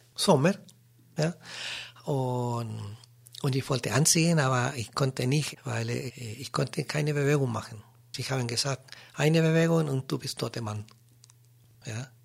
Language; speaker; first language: German; non-native, learner; Spanish